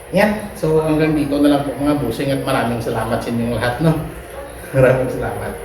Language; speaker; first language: Filipino; non-native, local second language; Hiligaynon